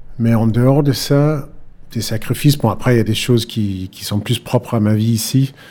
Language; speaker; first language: French; non-native, fluent; Danish